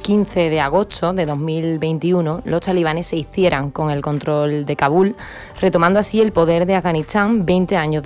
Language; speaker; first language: Spanish; native; Spanish